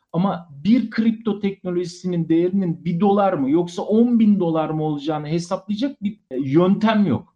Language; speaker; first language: Turkish; native; Turkish